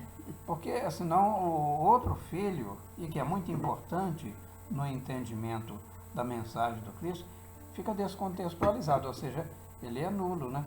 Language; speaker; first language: Portuguese; native; Portuguese